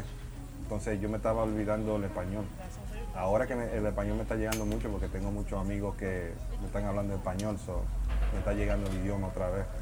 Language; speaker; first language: Spanish; early bilingual, heritage; Spanish